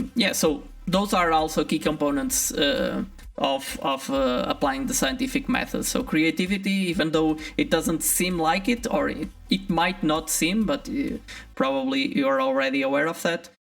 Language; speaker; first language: English; non-native, fluent; Portuguese